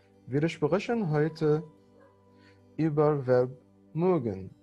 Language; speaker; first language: German; non-native, fluent; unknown